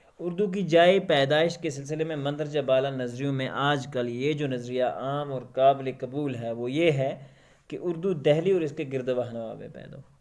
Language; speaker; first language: Urdu; non-native, local second language; Kashmiri